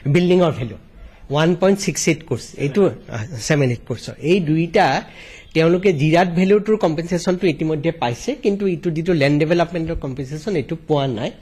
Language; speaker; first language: Assamese; non-native, local second language; Bangla